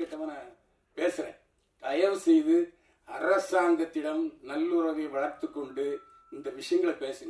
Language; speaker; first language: Tamil; native; Tamil